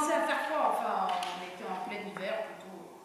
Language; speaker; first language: French; native; French